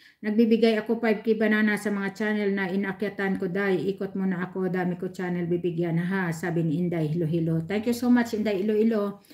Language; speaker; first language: Filipino; non-native, local second language; Hiligaynon